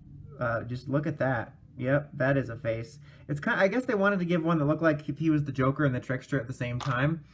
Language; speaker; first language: English; native; English